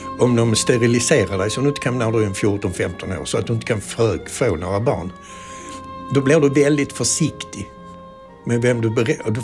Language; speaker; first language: Swedish; native; Swedish